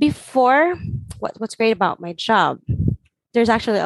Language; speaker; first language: English; non-native, local second language; Filipino